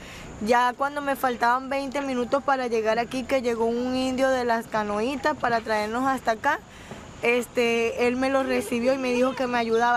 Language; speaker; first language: Spanish; native; Spanish